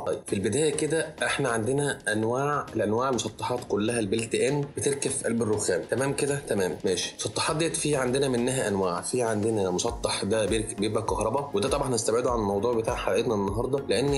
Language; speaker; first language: Arabic; native; Arabic